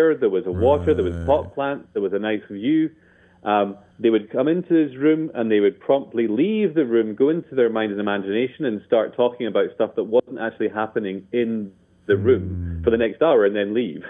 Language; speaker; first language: English; native; English